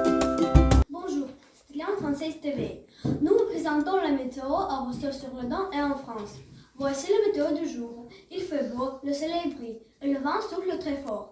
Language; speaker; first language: French; non-native, learner; Russian